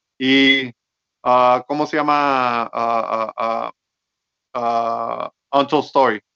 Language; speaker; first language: Spanish; early bilingual, heritage; Spanish